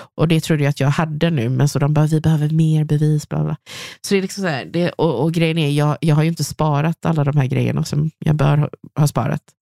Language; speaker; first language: Swedish; native; Swedish